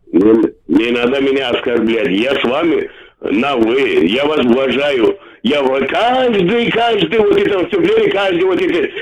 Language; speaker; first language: Russian; non-native, local second language; Uzbek